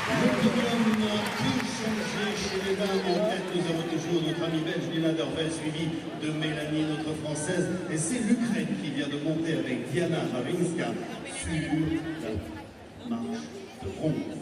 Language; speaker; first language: French; native; French